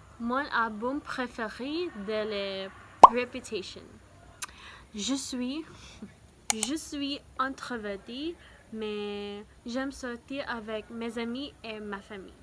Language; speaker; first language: French; non-native, learner; Filipino